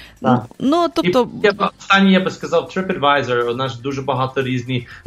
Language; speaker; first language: Ukrainian; early bilingual, heritage; English